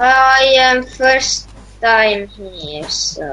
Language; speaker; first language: English; non-native, learner; Estonian